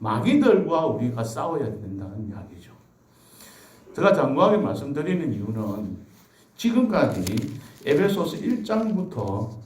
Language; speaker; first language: Korean; native; Korean